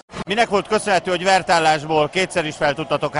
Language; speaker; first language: Hungarian; native; Hungarian